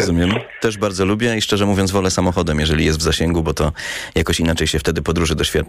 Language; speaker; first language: Polish; native; Polish